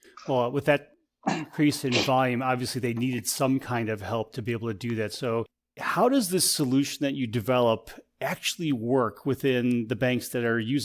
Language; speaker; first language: English; native; English